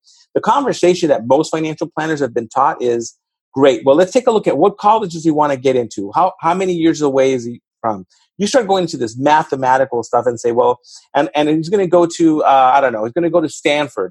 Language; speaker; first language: English; native; English